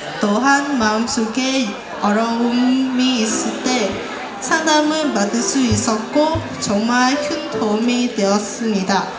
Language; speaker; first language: Korean; non-native, fluent; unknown